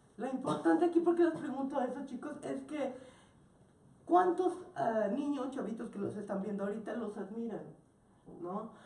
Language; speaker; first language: Spanish; native; Spanish